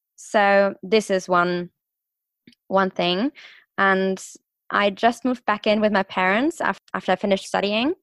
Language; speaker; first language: English; non-native, fluent; German